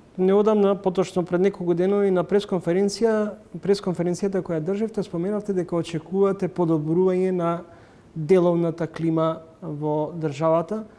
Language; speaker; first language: Macedonian; native; Macedonian